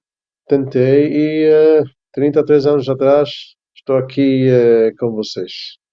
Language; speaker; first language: Portuguese; non-native, fluent; Hebrew